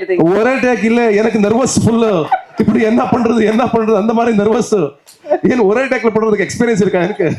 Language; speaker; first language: Tamil; non-native, local second language; Kannada